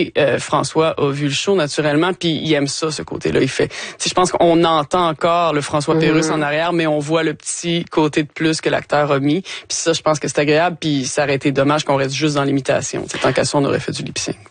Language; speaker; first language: French; native; French